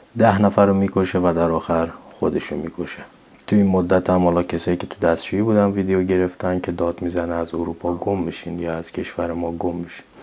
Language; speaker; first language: Persian; native; Persian